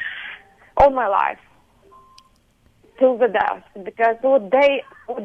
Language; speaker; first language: English; non-native, fluent; Ukrainian